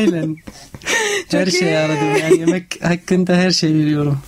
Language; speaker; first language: Turkish; non-native, fluent; Arabic